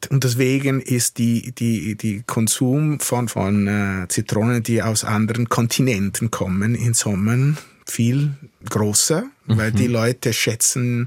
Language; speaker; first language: German; non-native, fluent; Italian